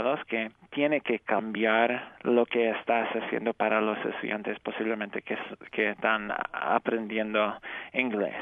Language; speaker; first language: Spanish; early bilingual, heritage; English